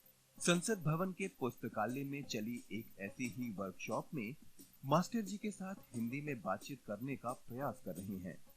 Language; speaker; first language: Hindi; native; Hindi